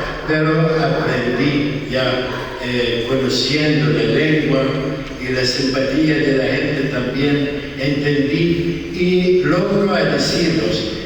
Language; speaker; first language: Spanish; non-native, fluent; Arabic